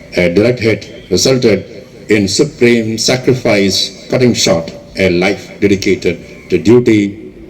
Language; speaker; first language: English; non-native, local second language; Malayalam